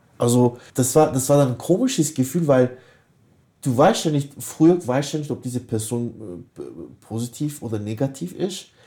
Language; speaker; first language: German; early bilingual, other home language; Kurdish